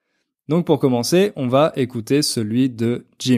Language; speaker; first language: French; native; French